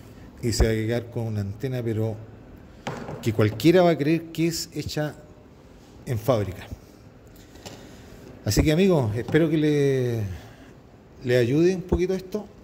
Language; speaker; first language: Spanish; native; Spanish